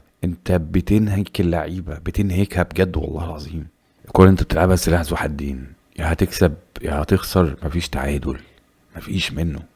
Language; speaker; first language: Arabic; native; Arabic